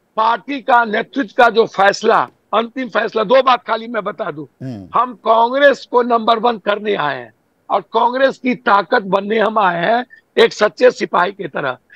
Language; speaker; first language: Hindi; native; Hindi